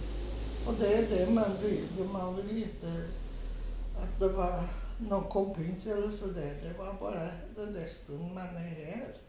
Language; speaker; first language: Swedish; non-native, fluent; Portuguese